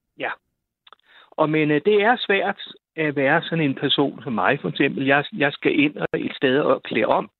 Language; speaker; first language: Danish; native; Danish